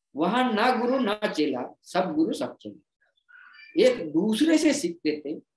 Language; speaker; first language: Hindi; non-native, local second language; Gondi